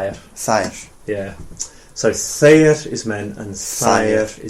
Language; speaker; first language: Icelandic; non-native, fluent; English